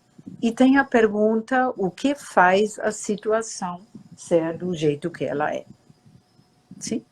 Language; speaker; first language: Portuguese; non-native, fluent; German